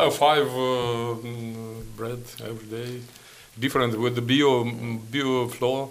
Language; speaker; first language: English; non-native, learner; Ukrainian